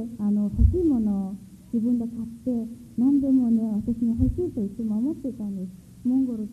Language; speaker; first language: Japanese; non-native, fluent; Mongolian